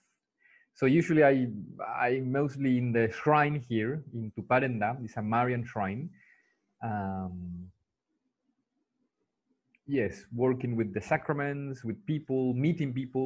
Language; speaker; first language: English; non-native, fluent; Spanish